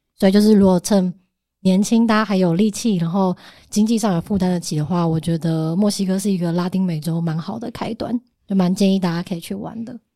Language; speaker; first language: Chinese; native; Chinese